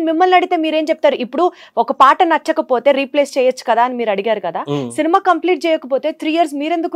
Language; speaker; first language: Telugu; native; Telugu